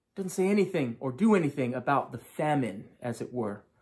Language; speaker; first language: English; native; English